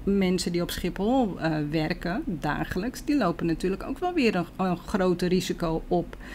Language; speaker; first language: Dutch; native; Dutch